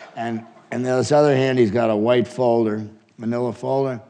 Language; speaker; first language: English; native; English